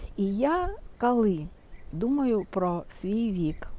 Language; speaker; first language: Ukrainian; non-native, fluent; Russian